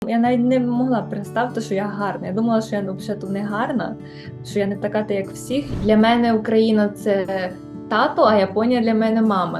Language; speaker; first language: Ukrainian; early bilingual, heritage; Ukrainian